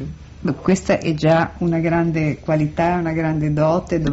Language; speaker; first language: Italian; native; Italian